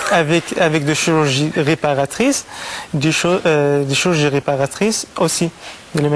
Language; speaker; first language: French; non-native, fluent; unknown